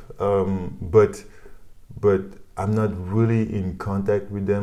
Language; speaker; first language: English; non-native, fluent; French